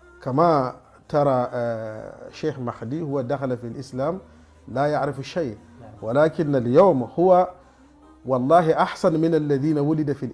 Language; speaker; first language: Arabic; non-native, fluent; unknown